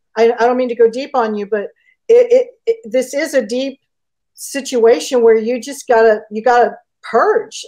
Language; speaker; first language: English; native; English